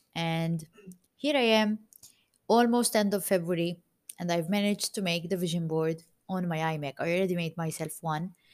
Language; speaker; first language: English; non-native, fluent; Maltese